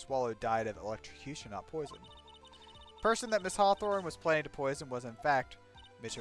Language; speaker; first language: English; native; English